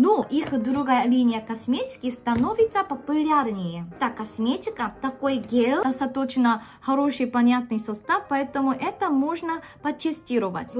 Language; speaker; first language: Russian; non-native, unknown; Korean